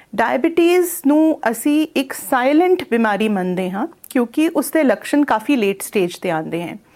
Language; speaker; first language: Punjabi; non-native, local second language; Hindi